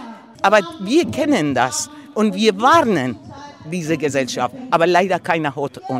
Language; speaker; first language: German; non-native, fluent; Persian